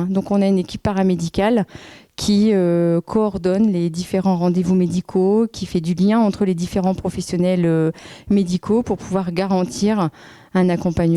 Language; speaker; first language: French; native; French